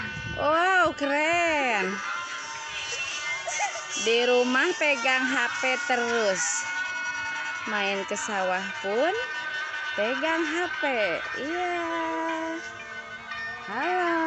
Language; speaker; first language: Indonesian; non-native, local second language; Sundanese